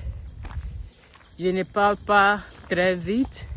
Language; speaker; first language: French; non-native, learner; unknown